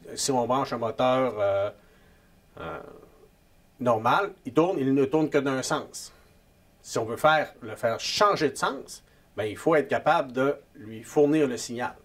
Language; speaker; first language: French; native; French